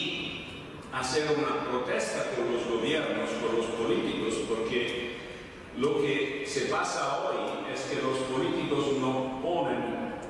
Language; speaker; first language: Spanish; non-native, fluent; Italian